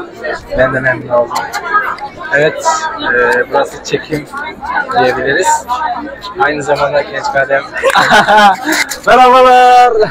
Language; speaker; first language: Turkish; non-native, fluent; Kyrgyz